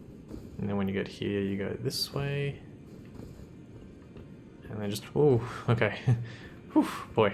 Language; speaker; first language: English; native; English